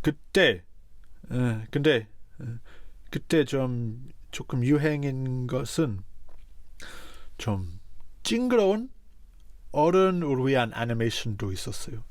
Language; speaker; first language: Korean; non-native, fluent; English